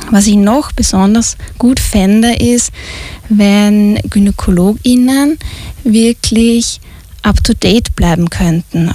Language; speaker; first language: German; native; German